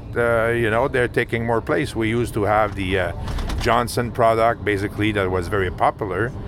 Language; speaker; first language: English; non-native, fluent; French